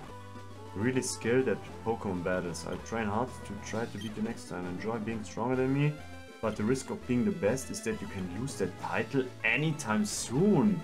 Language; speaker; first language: English; non-native, learner; German